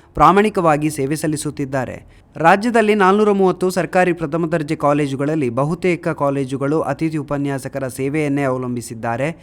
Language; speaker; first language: Kannada; native; Kannada